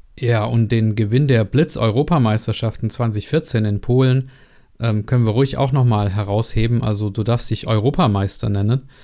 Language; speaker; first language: German; non-native, learner; Czech